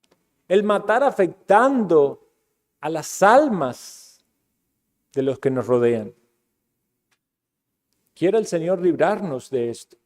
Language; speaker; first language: Spanish; native; Spanish